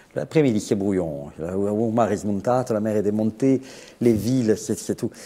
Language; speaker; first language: French; native; French